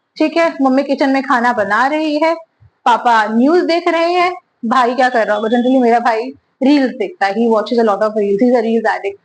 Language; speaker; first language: Hindi; native; Hindi